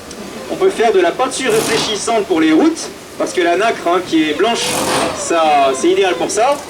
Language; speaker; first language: French; native; French